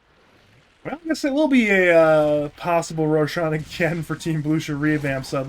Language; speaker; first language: English; native; English